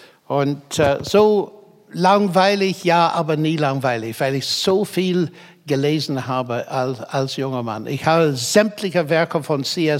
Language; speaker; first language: German; non-native, fluent; English